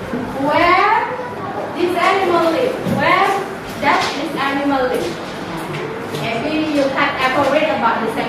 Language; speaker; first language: English; non-native, fluent; Indonesian